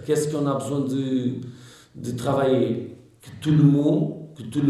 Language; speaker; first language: French; non-native, learner; Portuguese